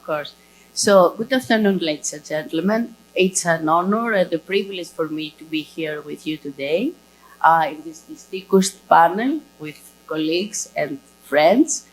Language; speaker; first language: English; non-native, fluent; Greek